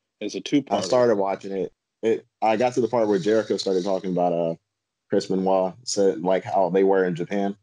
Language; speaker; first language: English; native; English